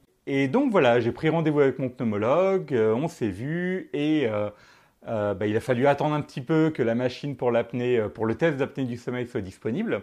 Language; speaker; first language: French; native; French